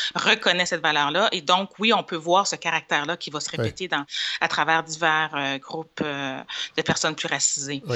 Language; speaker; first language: French; native; French